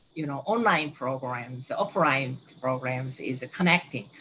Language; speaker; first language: English; non-native, learner; Korean